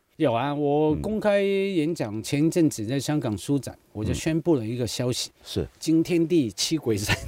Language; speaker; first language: Chinese; non-native, local second language; Cantonese